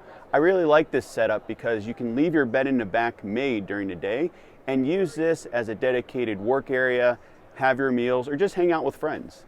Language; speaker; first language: English; native; English